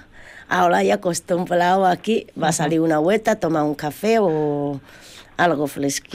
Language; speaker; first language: Spanish; non-native, learner; Chinese